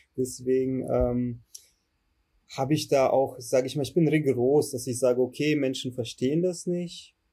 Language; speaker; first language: German; early bilingual, other home language; Russian